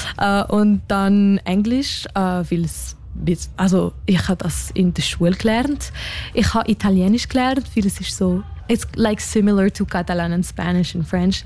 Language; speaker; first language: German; non-native, local second language; French